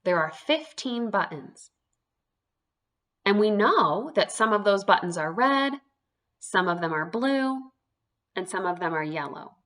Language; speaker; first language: English; native; English